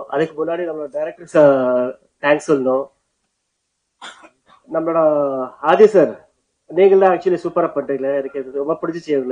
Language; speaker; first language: Tamil; non-native, learner; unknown